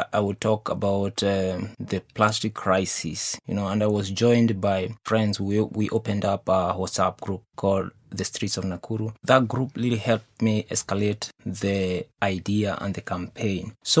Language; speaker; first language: English; non-native, local second language; Kikuyu